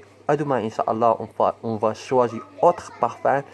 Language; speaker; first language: French; non-native, learner; Arabic